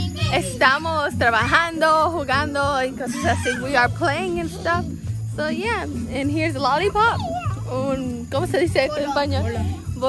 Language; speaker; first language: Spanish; early bilingual, heritage; Spanish